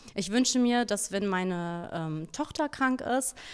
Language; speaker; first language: German; native; German